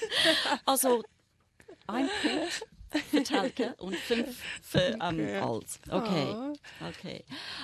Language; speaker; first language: German; non-native, fluent; English